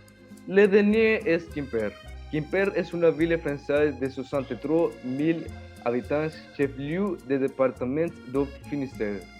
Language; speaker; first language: French; non-native, learner; Spanish